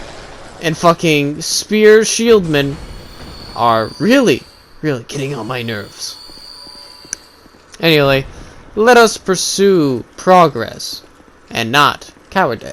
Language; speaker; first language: English; native; English